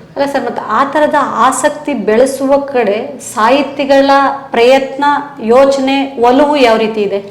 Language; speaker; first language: Kannada; native; Kannada